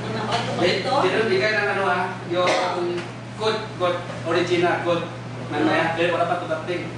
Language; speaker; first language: Filipino; non-native, learner; Malay